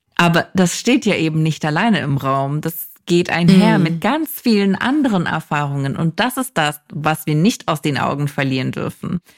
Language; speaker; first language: German; non-native, fluent; Kurdish